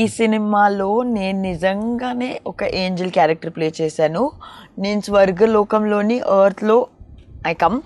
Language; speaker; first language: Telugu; non-native, learner; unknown